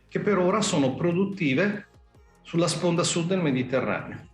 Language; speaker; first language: Italian; native; Italian